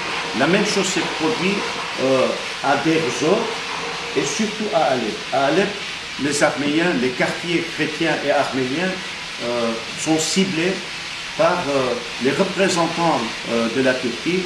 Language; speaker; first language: French; non-native, fluent; Armenian